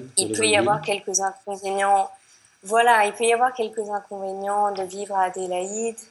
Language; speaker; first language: French; native; French